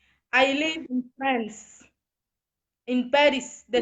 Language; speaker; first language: English; non-native, learner; Somali